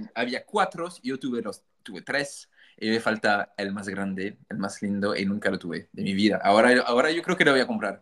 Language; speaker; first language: Spanish; non-native, fluent; French